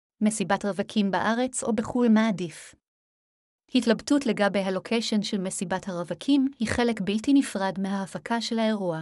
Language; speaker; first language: Hebrew; native; Hebrew